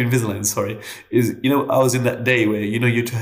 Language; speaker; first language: English; native; English